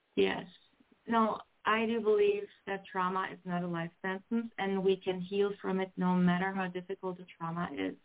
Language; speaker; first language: English; non-native, fluent; German